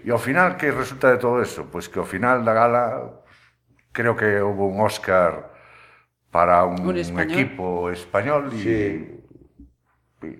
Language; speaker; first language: Galician; native; Galician